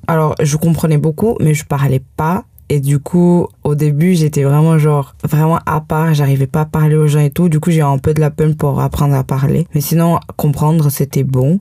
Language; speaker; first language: French; early bilingual, heritage; French